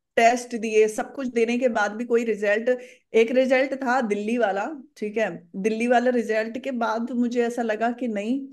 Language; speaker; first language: Hindi; native; Hindi